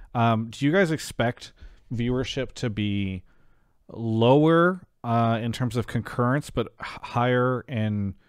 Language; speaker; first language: English; native; English